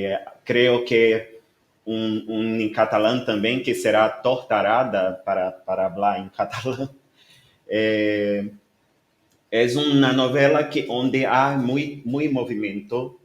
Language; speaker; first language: Spanish; non-native, learner; Portuguese